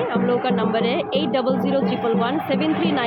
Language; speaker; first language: Hindi; non-native, local second language; Bangla